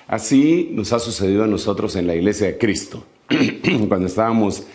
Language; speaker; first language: Spanish; native; Spanish